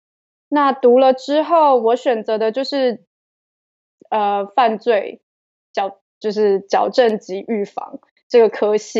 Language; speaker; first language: Chinese; native; Chinese